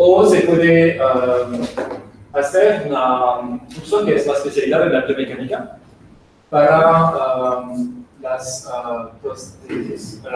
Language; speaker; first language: Spanish; non-native, learner; French